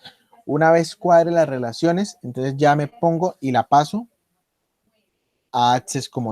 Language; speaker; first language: Spanish; native; Spanish